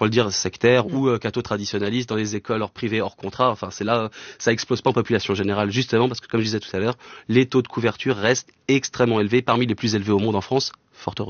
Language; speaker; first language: French; native; French